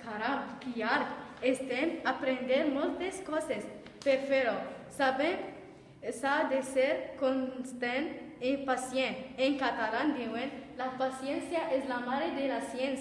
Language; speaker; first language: Catalan; non-native, learner; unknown